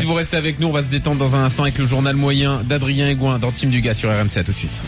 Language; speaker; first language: French; native; French